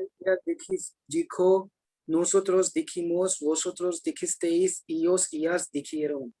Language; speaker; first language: Spanish; non-native, learner; Hindi